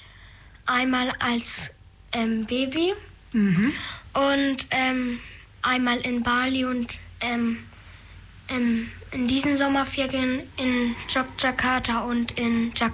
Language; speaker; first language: German; early bilingual, other home language; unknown